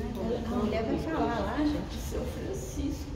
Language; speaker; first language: Portuguese; non-native, fluent; Italian